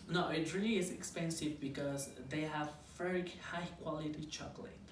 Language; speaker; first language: English; non-native, fluent; Spanish